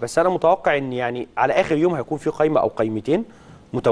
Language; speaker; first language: Arabic; native; Arabic